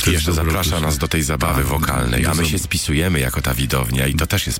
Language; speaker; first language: Polish; native; Polish